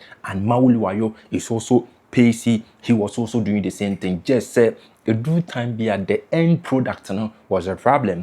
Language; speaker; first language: English; non-native, local second language; Akan